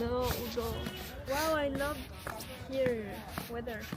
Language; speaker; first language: English; non-native, learner; Spanish